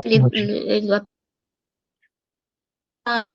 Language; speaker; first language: French; non-native, fluent; Spanish